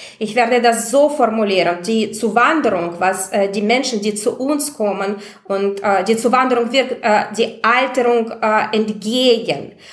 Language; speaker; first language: German; non-native, fluent; Russian